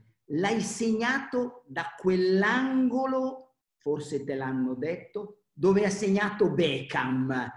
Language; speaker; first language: Italian; native; Italian